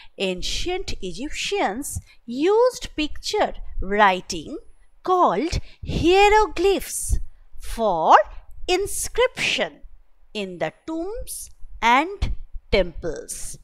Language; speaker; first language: English; non-native, local second language; Bangla